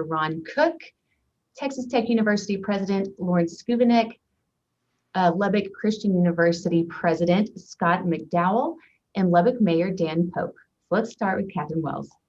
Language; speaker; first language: English; native; English